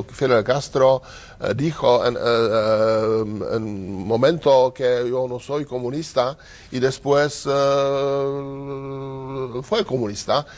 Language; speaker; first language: Spanish; non-native, learner; Czech